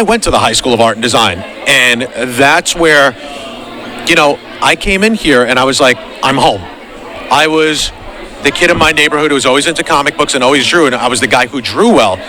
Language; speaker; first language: English; native; English